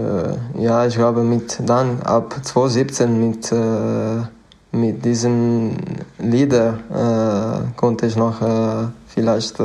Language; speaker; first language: German; non-native, fluent; Italian